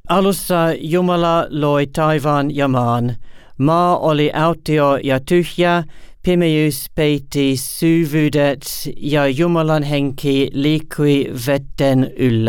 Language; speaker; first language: Finnish; non-native, learner; English